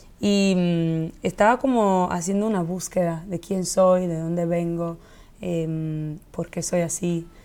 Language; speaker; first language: Spanish; early bilingual, heritage; Spanish